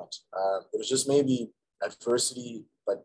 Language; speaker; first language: English; non-native, local second language; Shona